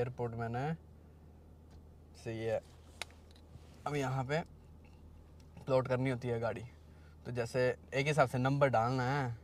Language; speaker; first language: Hindi; native; Hindi